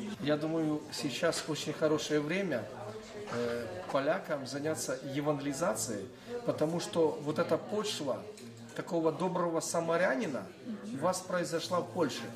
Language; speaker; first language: Russian; non-native, local second language; Ukrainian